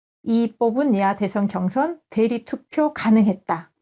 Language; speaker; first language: Korean; native; Korean